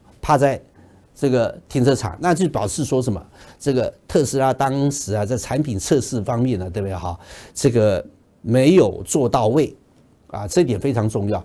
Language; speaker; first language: Chinese; native; Chinese